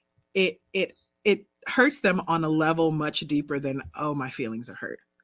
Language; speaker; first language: English; native; English